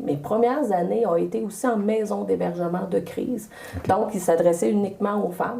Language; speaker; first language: French; native; French